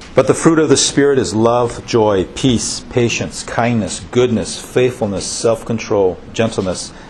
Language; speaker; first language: English; early bilingual, other home language; Japanese